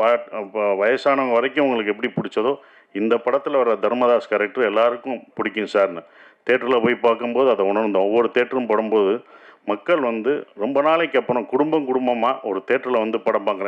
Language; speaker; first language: Tamil; native; Tamil